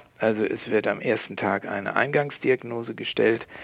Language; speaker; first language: German; native; German